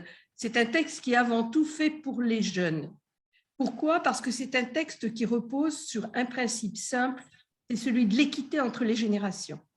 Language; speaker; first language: French; native; French